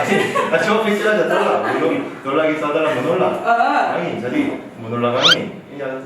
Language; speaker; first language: Indonesian; non-native, learner; Korean